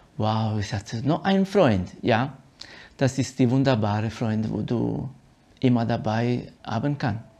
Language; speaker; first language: German; non-native, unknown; Italian